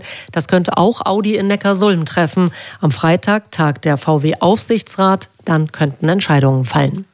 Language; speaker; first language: German; native; German